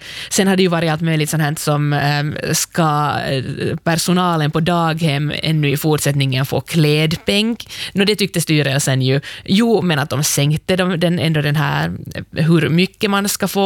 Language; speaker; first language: Swedish; native; Swedish